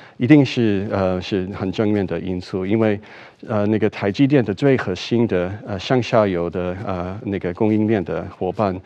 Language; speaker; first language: Chinese; non-native, fluent; English